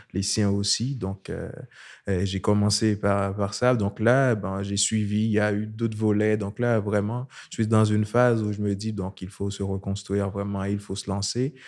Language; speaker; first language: French; non-native, local second language; Haitian Creole